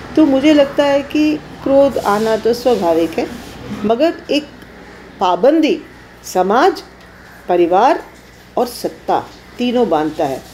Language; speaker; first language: Hindi; native; Hindi